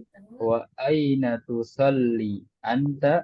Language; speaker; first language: Arabic; non-native, local second language; Indonesian